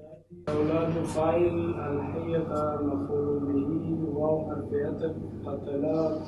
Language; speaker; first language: Arabic; non-native, learner; Urdu